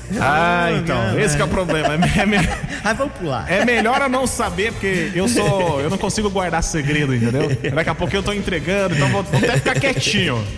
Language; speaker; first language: Portuguese; native; Portuguese